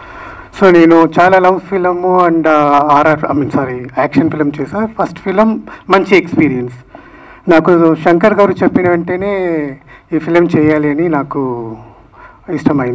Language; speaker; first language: Telugu; non-native, fluent; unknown